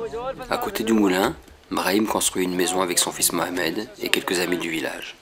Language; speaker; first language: French; native; French